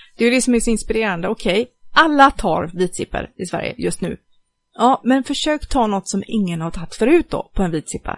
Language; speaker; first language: Swedish; native; Swedish